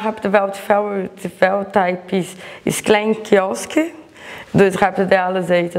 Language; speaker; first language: Dutch; non-native, learner; Portuguese